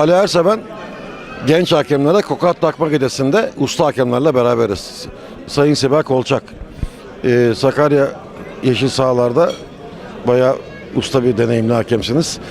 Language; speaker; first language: Turkish; native; Turkish